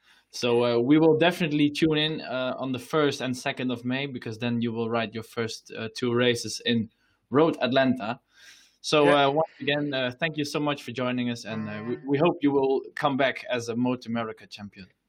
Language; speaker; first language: English; non-native, fluent; Dutch